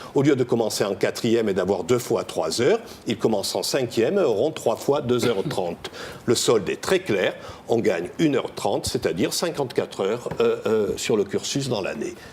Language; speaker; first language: French; native; French